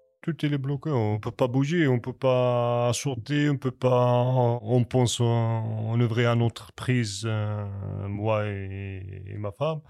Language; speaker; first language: French; non-native, learner; Kabyle